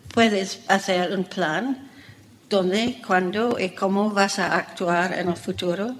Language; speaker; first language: Spanish; non-native, fluent; English